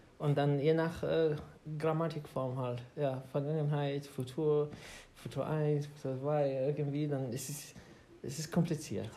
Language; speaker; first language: German; non-native, learner; Arabic